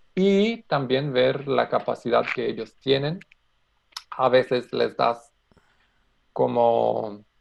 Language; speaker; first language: Spanish; non-native, fluent; Macedonian